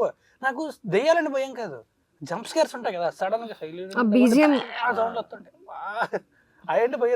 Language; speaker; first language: Telugu; native; Telugu